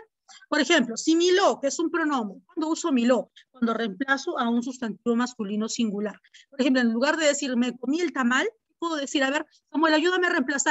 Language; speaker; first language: Spanish; native; Spanish